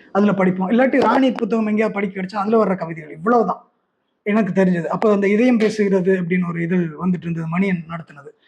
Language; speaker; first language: Tamil; non-native, local second language; Malayalam